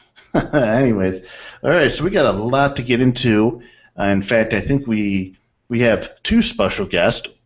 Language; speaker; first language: English; native; English